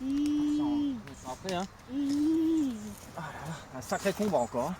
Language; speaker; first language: French; native; French